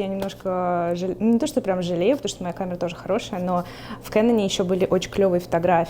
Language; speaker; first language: Russian; native; Russian